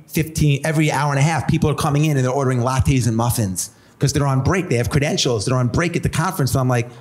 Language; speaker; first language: English; native; English